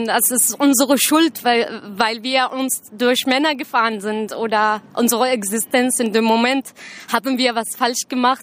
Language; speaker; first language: German; non-native, learner; Arabic